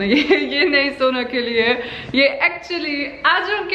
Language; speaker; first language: Hindi; non-native, learner; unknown